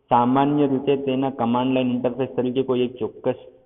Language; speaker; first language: Hindi; non-native, local second language; Gujarati